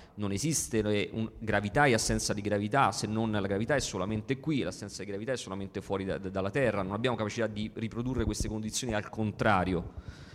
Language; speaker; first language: Italian; native; Italian